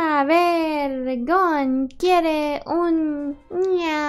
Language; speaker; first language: Spanish; early bilingual, heritage; English